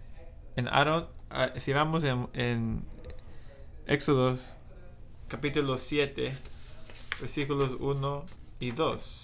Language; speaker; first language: Spanish; non-native, fluent; English